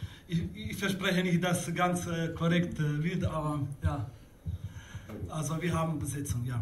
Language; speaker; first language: German; non-native, learner; Bosnian